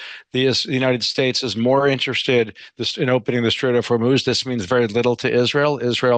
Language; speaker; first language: English; native; English